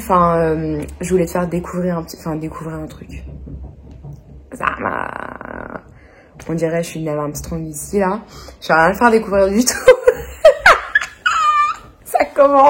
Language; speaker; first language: French; native; French